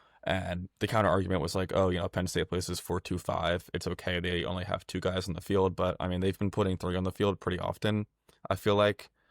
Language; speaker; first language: English; native; English